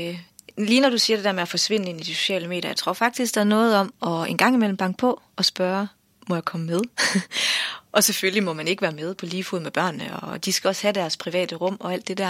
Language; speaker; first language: Danish; native; Danish